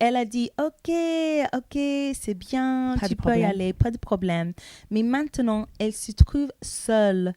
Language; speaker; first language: French; non-native, learner; English